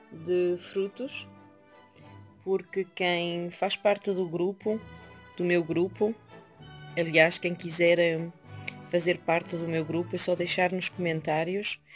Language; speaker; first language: Portuguese; early bilingual, heritage; Portuguese